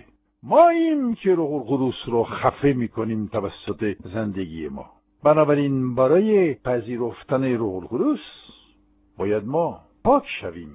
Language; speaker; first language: Persian; non-native, fluent; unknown